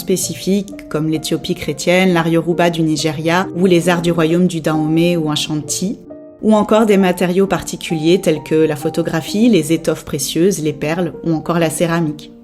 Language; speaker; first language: French; native; French